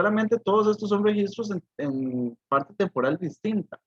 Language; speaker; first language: Spanish; native; Spanish